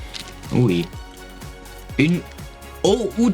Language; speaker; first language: French; non-native, learner; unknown